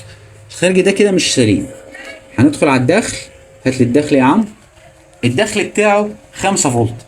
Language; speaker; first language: Arabic; native; Arabic